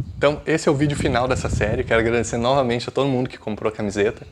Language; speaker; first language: Portuguese; native; Portuguese